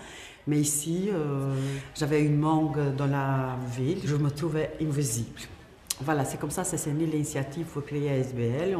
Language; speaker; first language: French; non-native, fluent; Albanian